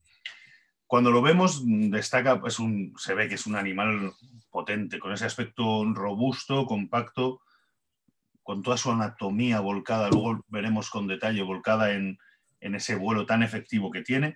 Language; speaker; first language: Spanish; native; Spanish